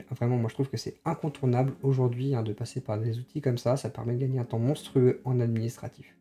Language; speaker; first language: French; native; French